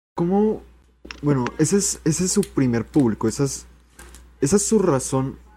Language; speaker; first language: Spanish; native; Spanish